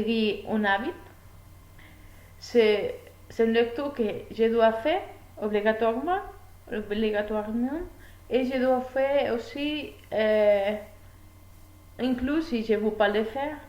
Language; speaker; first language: French; non-native, learner; Spanish